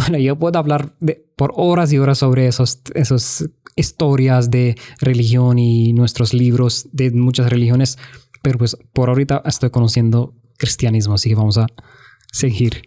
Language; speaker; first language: Spanish; non-native, fluent; Hindi